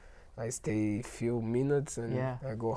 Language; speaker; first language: English; non-native, learner; Portuguese